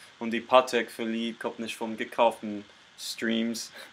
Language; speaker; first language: German; non-native, learner; English